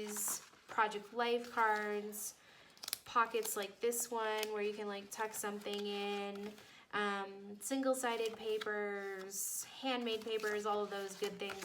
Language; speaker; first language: English; native; English